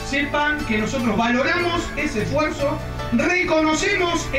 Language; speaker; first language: Spanish; native; Spanish